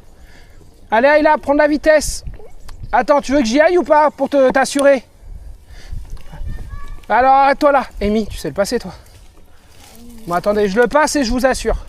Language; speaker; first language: French; native; French